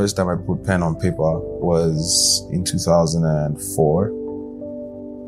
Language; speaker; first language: English; non-native, local second language; Yoruba